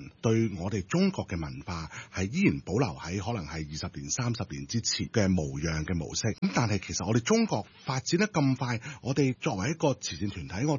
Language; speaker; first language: Cantonese; native; Cantonese